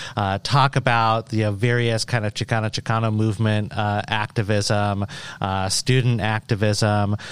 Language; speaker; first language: English; native; English